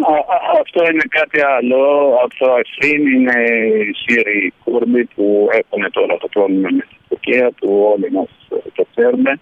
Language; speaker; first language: Greek; early bilingual, heritage; Greek